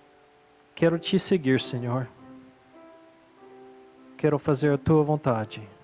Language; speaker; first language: Portuguese; non-native, fluent; English